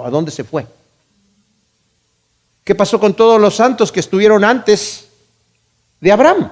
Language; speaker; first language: Spanish; native; Spanish